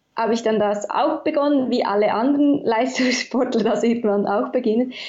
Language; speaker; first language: German; native; German